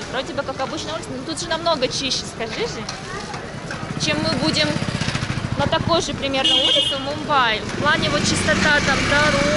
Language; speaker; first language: Russian; native; Russian